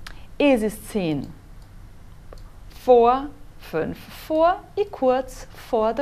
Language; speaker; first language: German; non-native, fluent; Portuguese